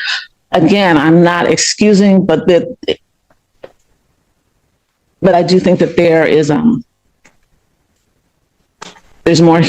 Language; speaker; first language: English; native; English